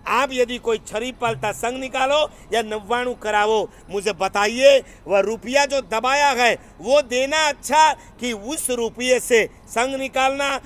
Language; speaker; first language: Hindi; non-native, local second language; Gujarati